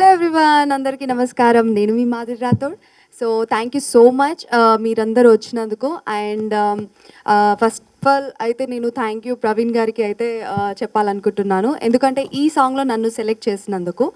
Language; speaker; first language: Telugu; non-native, fluent; Tamil